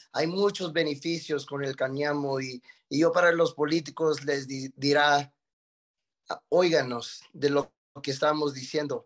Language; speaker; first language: Spanish; early bilingual, heritage; Spanish